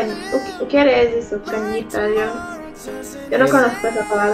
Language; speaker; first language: Spanish; non-native, learner; Portuguese